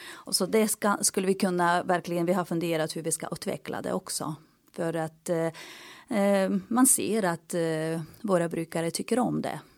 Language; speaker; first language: Swedish; non-native, fluent; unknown